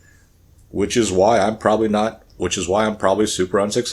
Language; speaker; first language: English; native; English